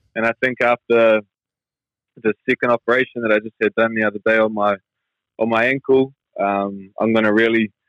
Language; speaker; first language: English; native; English